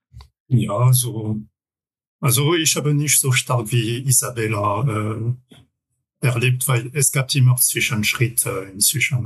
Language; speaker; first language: German; non-native, fluent; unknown